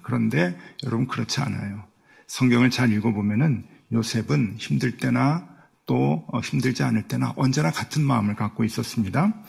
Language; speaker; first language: Korean; native; Korean